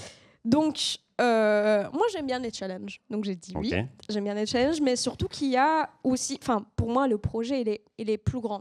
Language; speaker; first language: French; non-native, fluent; Arabic